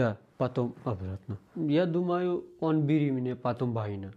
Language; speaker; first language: Russian; non-native, learner; Nepali